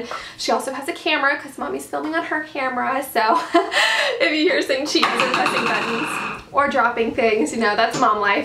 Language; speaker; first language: English; native; English